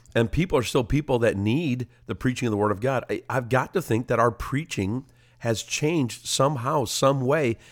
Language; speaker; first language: English; native; English